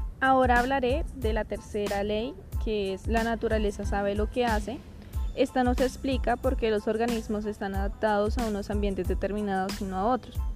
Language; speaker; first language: Spanish; native; Spanish